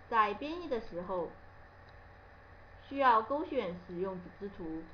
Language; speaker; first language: Chinese; native; Chinese